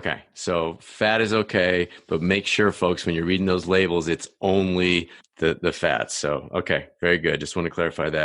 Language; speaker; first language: English; native; English